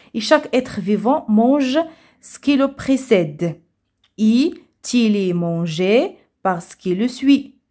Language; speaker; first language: French; non-native, local second language; Arabic